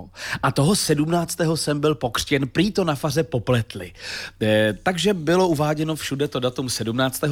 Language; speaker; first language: Czech; native; Czech